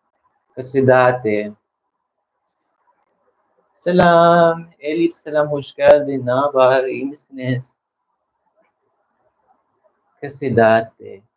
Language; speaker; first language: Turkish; non-native, learner; Filipino